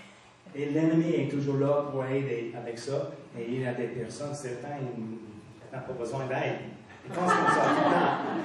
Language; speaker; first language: French; non-native, fluent; English